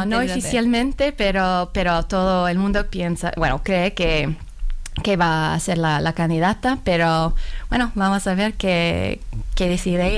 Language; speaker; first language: Spanish; non-native, fluent; Finnish